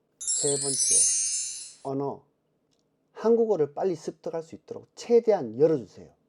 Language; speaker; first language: Korean; native; Korean